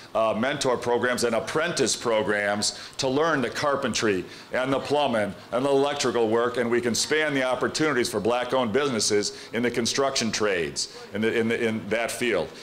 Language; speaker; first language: English; native; English